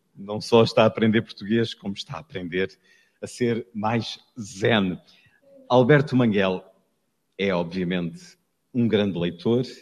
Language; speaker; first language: Portuguese; native; Portuguese